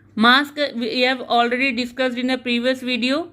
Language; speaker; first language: English; non-native, local second language; Punjabi